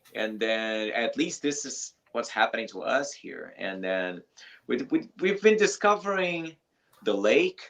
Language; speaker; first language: English; non-native, fluent; Portuguese